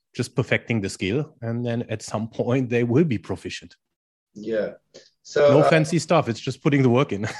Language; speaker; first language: English; non-native, fluent; German